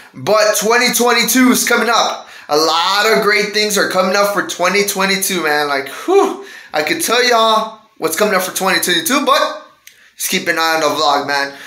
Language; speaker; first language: English; early bilingual, other home language; Spanish